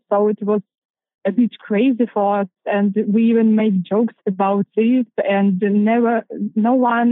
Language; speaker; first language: English; non-native, fluent; Ukrainian